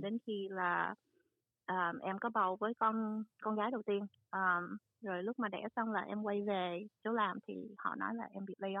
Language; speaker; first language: Vietnamese; early bilingual, heritage; Vietnamese